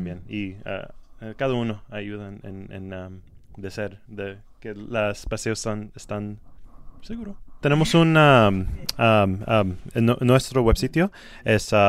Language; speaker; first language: Spanish; non-native, learner; English